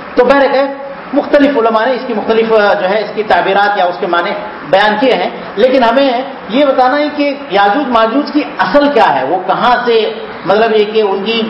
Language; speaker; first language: Urdu; native; Urdu